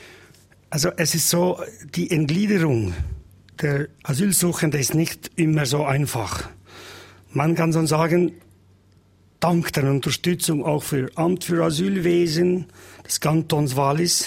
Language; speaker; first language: German; non-native, learner; Albanian